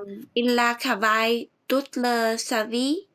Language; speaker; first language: French; non-native, learner; English